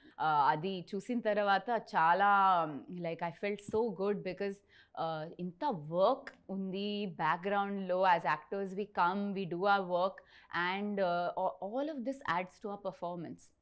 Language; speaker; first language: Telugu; non-native, learner; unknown